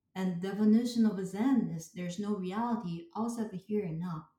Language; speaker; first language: English; non-native, fluent; Chinese